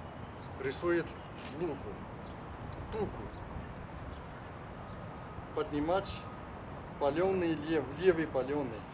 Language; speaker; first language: Russian; non-native, learner; Chinese